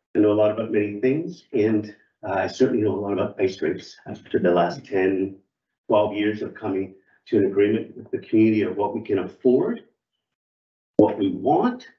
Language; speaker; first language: English; native; English